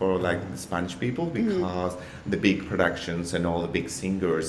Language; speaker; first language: English; non-native, learner; Spanish